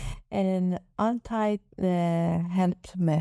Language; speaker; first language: Dutch; non-native, learner; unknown